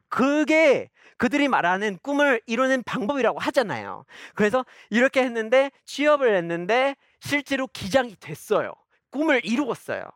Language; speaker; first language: Korean; non-native, fluent; English